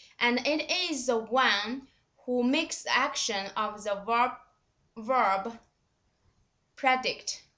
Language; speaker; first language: English; non-native, fluent; Chinese